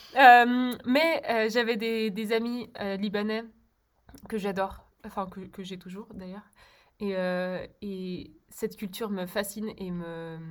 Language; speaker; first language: French; early bilingual, other home language; Czech